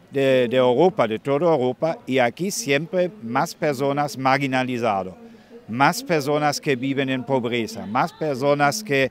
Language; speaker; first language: Spanish; non-native, fluent; German